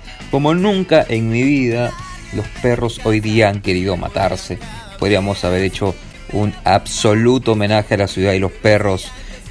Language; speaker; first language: Spanish; native; Spanish